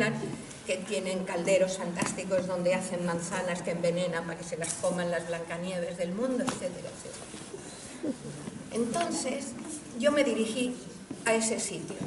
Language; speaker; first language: Spanish; native; Spanish